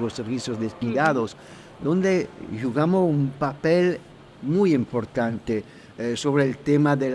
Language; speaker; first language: Spanish; non-native, fluent; Italian